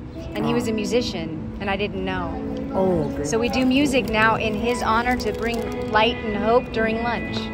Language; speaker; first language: English; native; English